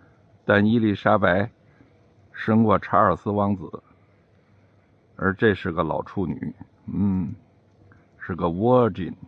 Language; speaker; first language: Chinese; native; Chinese